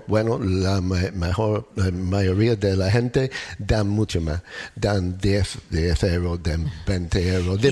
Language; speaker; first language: Spanish; non-native, learner; English